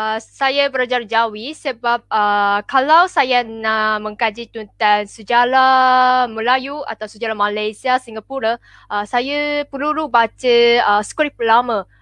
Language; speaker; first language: Malay; non-native, fluent; Japanese